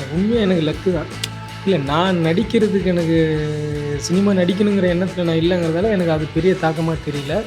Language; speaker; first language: Tamil; native; Tamil